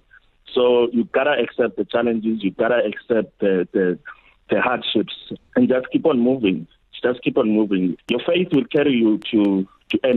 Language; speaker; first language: English; non-native, local second language; Xhosa